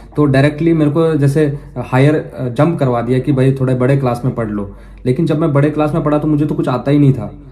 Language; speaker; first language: Hindi; native; Hindi